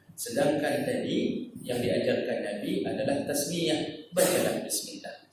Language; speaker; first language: Malay; non-native, local second language; Achinese